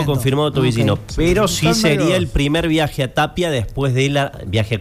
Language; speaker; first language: Spanish; native; Spanish